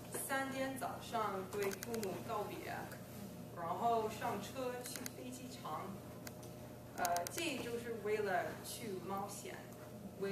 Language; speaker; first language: Chinese; non-native, fluent; English